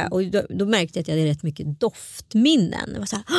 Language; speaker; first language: Swedish; early bilingual, other home language; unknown